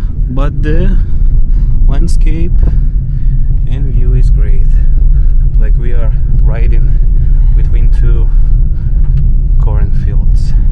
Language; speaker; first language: English; non-native, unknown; Ukrainian